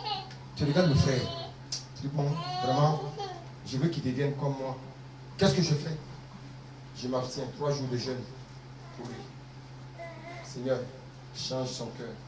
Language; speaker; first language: French; native; French